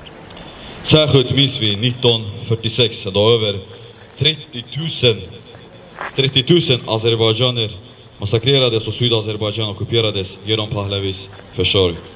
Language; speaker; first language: Swedish; non-native, fluent; Azerbaijani